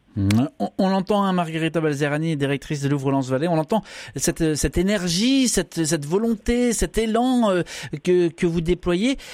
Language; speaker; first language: French; native; French